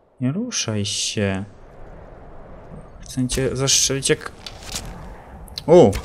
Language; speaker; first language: Polish; native; Polish